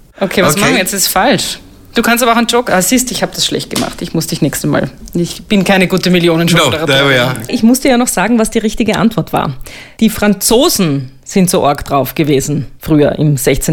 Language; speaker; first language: German; native; German